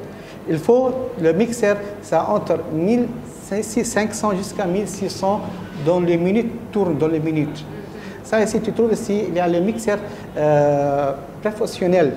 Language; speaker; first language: French; non-native, learner; Arabic